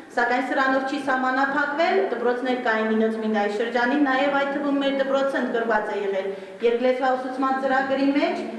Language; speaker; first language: Armenian; native; Armenian